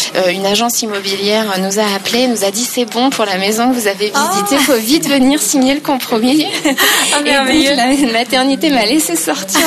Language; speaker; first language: French; native; French